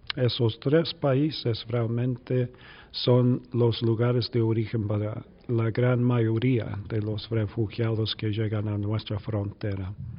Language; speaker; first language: Spanish; non-native, fluent; English